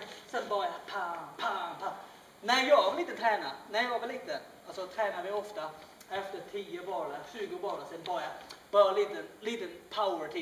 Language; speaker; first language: Swedish; non-native, learner; Chinese